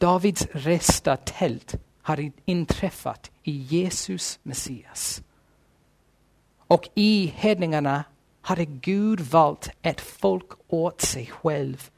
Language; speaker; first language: Swedish; non-native, fluent; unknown